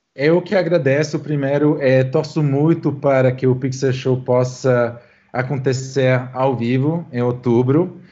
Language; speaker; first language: Portuguese; non-native, fluent; French